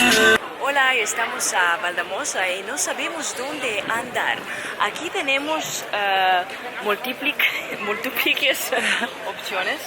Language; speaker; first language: Spanish; non-native, learner; Serbian